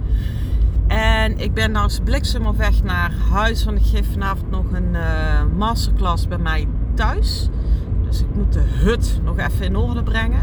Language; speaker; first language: Dutch; native; Dutch